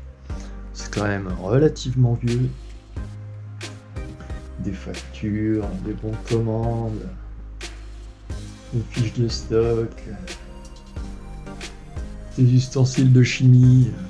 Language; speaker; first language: French; native; French